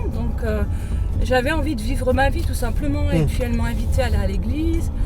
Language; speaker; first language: French; early bilingual, other home language; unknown